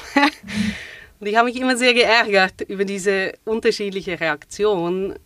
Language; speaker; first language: German; native; German